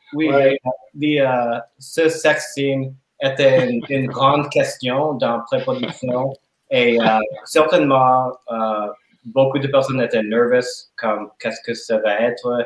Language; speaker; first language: French; non-native, learner; English